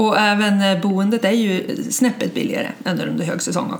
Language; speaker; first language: Swedish; native; Swedish